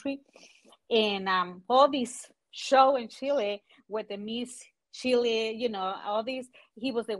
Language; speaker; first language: English; non-native, fluent; Spanish